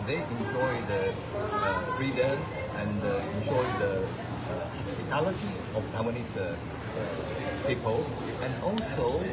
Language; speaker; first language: English; non-native, fluent; Chinese